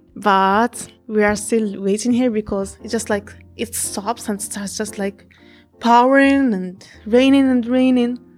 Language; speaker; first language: English; non-native, fluent; Arabic